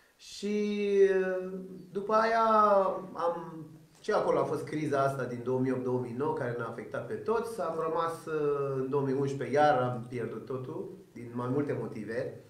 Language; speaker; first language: Romanian; early bilingual, other home language; Persian